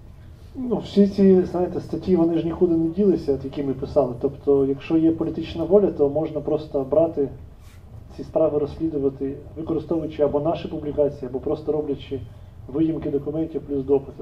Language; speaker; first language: Ukrainian; native; Ukrainian